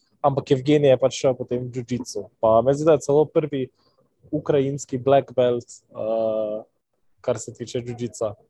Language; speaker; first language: Slovenian; non-native, local second language; Albanian